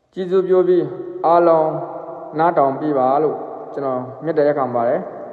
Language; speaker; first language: Burmese; non-native, local second language; Rohingya